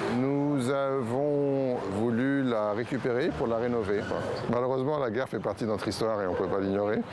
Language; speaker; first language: French; non-native, local second language; Arabic